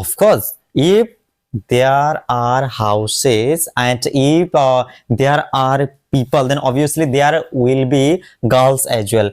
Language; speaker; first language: English; non-native, local second language; Odia